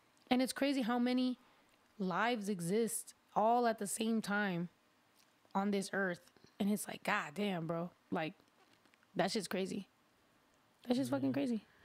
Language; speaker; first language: English; early bilingual, other home language; Spanish